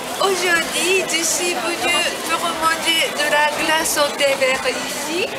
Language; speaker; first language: French; non-native, learner; Japanese